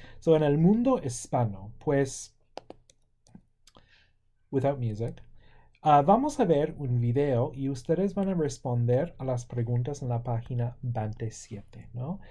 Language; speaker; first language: Spanish; non-native, fluent; English